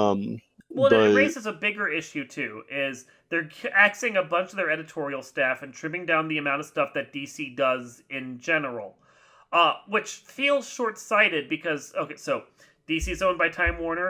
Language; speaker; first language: English; native; English